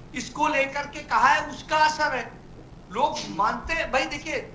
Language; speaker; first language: Hindi; native; Hindi